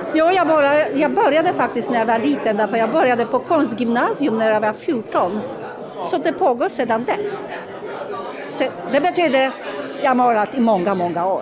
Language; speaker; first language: Swedish; non-native, fluent; Polish